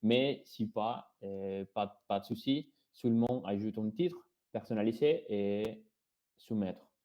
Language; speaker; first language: French; non-native, fluent; Spanish